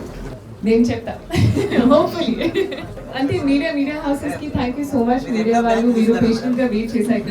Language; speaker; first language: Telugu; non-native, fluent; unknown